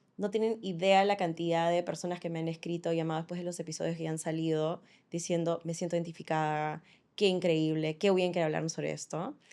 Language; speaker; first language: Spanish; early bilingual, other home language; English